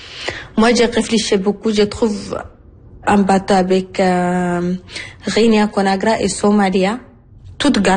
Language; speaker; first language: French; non-native, learner; Arabic